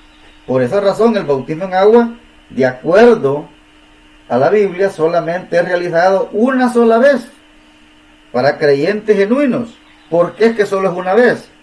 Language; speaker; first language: Spanish; native; Spanish